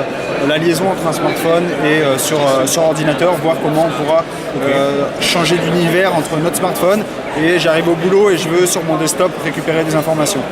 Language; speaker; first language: French; native; French